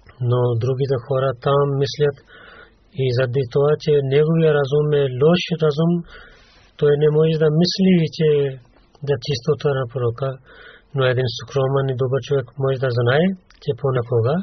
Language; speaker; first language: Bulgarian; non-native, learner; Urdu